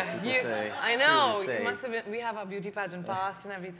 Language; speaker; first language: English; non-native, local second language; Hindi